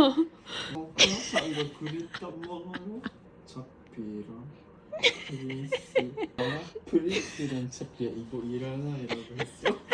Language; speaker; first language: Korean; non-native, learner; Japanese